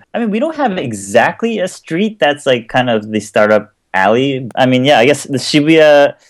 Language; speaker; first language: English; native; English